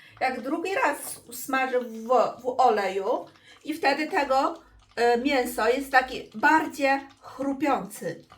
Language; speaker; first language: Polish; non-native, learner; Chinese